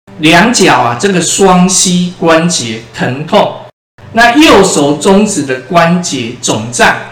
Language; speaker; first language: Chinese; native; Chinese